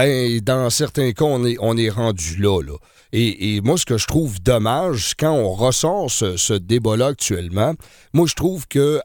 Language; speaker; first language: French; native; French